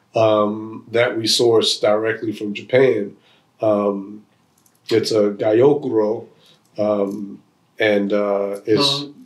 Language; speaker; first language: English; native; English